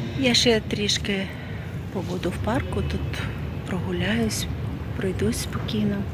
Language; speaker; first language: Ukrainian; native; Ukrainian